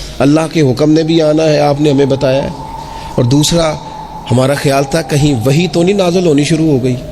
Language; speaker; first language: Urdu; non-native, local second language; Punjabi